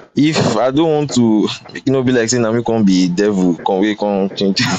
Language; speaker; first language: English; non-native, local second language; Bini